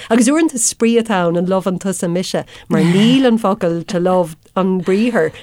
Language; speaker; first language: Irish; non-native, local second language; English